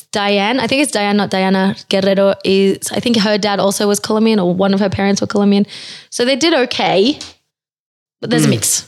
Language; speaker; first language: English; early bilingual, other home language; Spanish